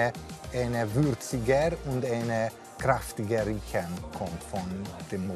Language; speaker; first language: German; non-native, learner; Hungarian